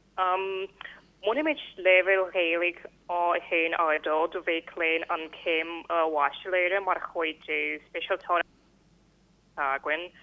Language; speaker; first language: Irish; non-native, fluent; Polish